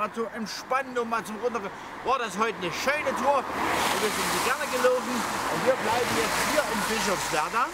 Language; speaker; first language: German; native; German